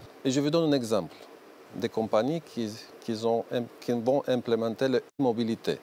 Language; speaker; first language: French; non-native, learner; Romanian